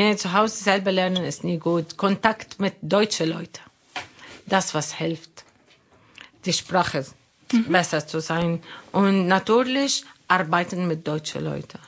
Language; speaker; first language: German; non-native, learner; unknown